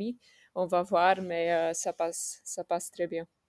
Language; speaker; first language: French; non-native, local second language; Dutch